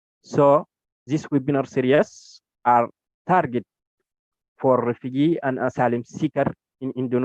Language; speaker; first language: English; non-native, learner; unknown